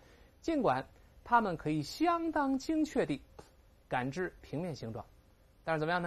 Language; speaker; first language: Chinese; native; Chinese